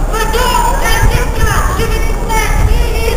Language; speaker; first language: Swedish; non-native, fluent; Azerbaijani